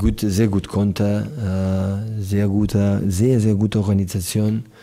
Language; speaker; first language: German; non-native, learner; Catalan